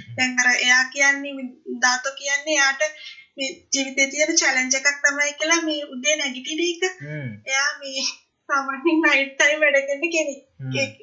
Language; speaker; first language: Sinhala; native; Sinhala